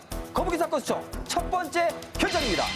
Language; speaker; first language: Korean; native; Korean